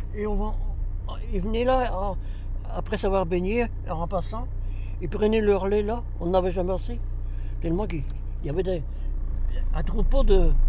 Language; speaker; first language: French; native; French